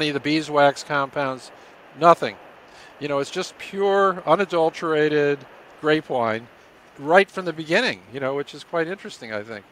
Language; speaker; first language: English; native; English